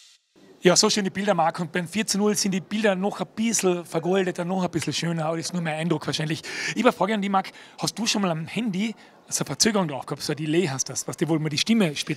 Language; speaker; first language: German; native; German